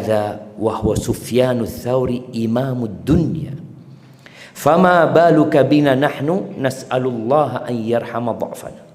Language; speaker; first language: Arabic; non-native, fluent; Indonesian